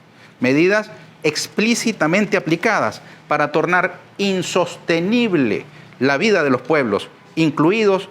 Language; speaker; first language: Spanish; native; Spanish